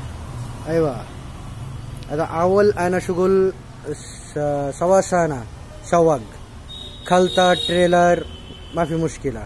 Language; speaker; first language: Arabic; non-native, learner; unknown